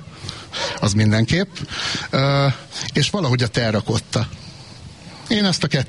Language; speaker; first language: Hungarian; native; Hungarian